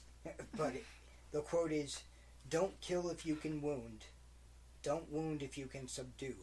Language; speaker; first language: English; native; English